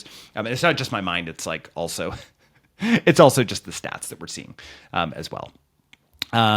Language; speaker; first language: English; native; English